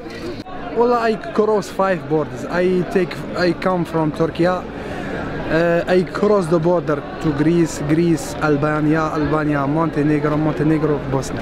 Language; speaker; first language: English; non-native, learner; Arabic